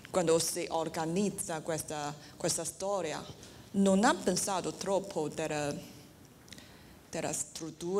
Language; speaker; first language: Italian; non-native, learner; Chinese